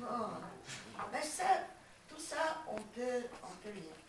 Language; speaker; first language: French; non-native, fluent; Russian